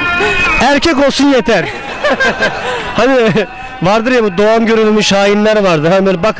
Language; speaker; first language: Turkish; native; Turkish